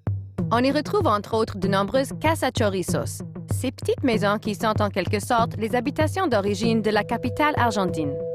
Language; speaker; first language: French; native; French